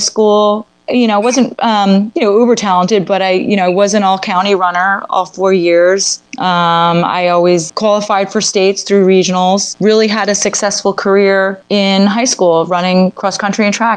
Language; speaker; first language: English; native; English